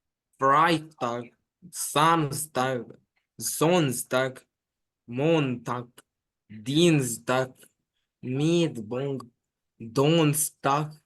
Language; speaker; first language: German; non-native, learner; Spanish